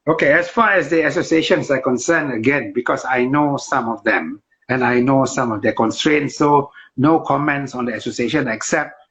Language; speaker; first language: English; non-native, local second language; Malay